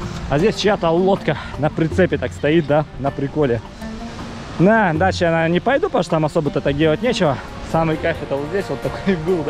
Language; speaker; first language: Russian; native; Russian